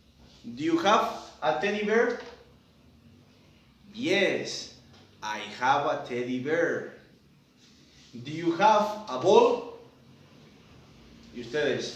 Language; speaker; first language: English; non-native, fluent; Spanish